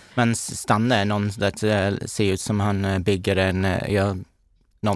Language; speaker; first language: Swedish; non-native, learner; English